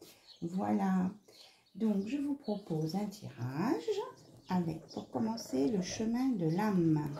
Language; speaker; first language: French; native; French